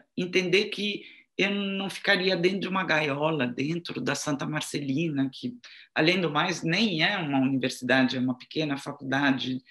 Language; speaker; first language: Portuguese; non-native, fluent; French